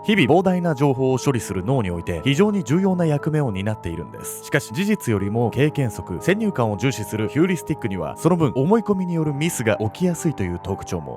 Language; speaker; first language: Japanese; native; Japanese